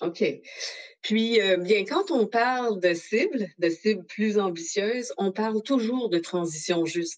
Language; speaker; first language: French; native; French